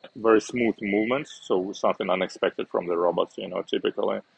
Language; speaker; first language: English; non-native, fluent; Uzbek